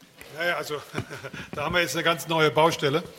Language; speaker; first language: German; native; German